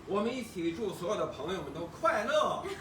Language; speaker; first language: Chinese; native; Chinese